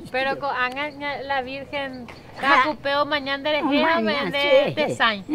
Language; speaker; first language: Spanish; native; Spanish